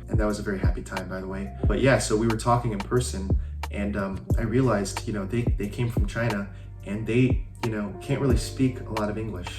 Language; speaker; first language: English; early bilingual, other home language; Chinese